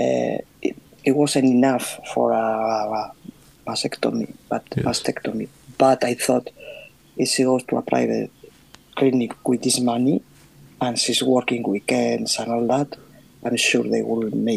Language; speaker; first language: English; non-native, fluent; Spanish